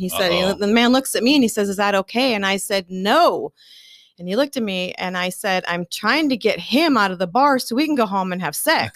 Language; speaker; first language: English; native; English